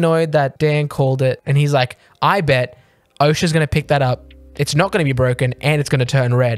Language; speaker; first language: English; native; English